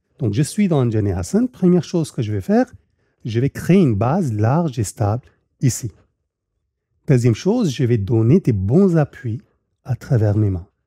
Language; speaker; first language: French; native; French